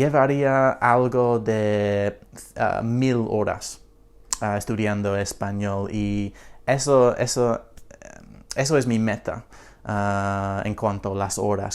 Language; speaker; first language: Spanish; non-native, fluent; English